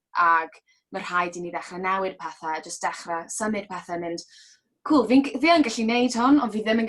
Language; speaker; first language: Welsh; native; Welsh